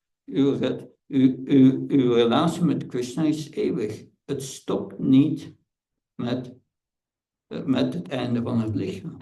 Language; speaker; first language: Dutch; non-native, fluent; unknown